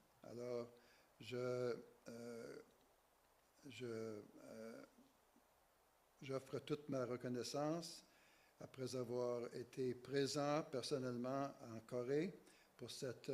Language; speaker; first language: French; native; French